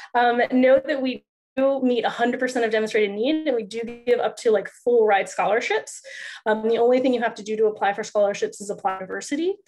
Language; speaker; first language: English; native; English